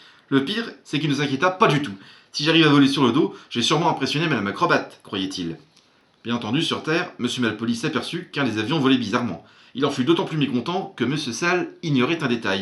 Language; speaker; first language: French; native; French